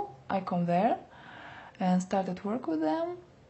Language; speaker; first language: English; non-native, learner; Russian